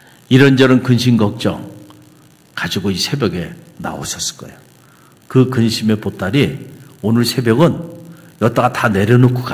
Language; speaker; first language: Korean; native; Korean